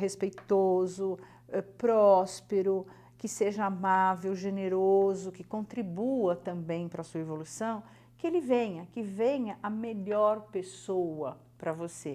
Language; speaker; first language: Portuguese; native; Portuguese